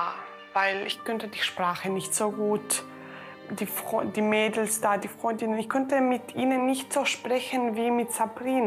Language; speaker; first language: German; early bilingual, other home language; Croatian